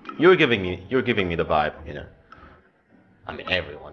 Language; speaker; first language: English; non-native, fluent; Indonesian